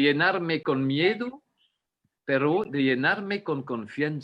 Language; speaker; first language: Spanish; non-native, fluent; French